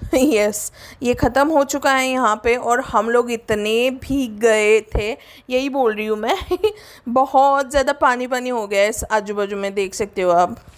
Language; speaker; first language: Hindi; non-native, local second language; Marathi